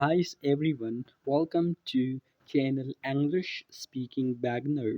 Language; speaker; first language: English; non-native, local second language; Urdu